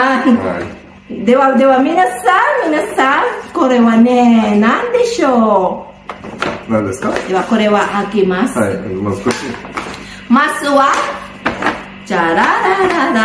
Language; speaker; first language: Japanese; non-native, learner; Filipino